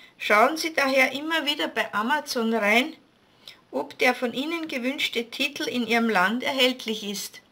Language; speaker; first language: German; native; German